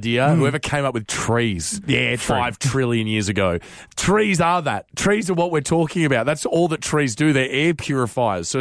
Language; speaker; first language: English; native; English